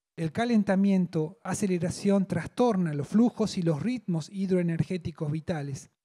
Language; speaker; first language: Spanish; native; Spanish